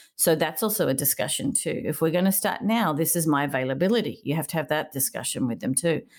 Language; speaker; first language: English; native; English